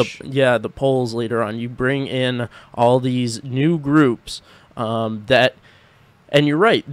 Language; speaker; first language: English; native; English